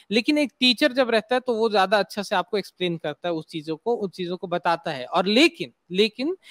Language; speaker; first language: Hindi; native; Hindi